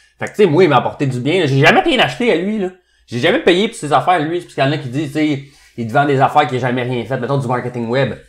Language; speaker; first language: French; native; French